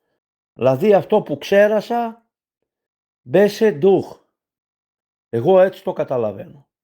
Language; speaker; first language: Greek; non-native, fluent; Bulgarian